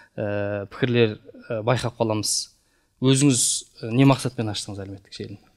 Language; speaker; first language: Kazakh; native; Kazakh